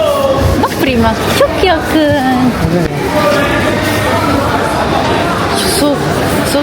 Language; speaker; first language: Turkish; non-native, learner; Indonesian